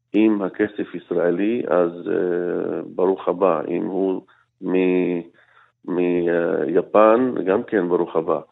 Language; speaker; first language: Hebrew; non-native, local second language; Arabic